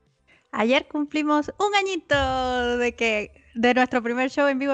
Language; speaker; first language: Spanish; native; Spanish